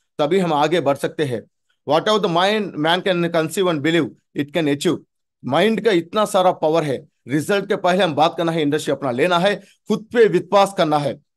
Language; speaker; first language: Hindi; non-native, local second language; Telugu